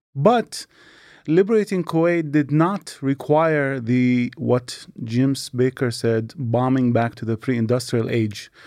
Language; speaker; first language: English; non-native, fluent; Arabic